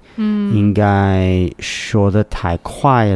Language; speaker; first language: Chinese; non-native, learner; English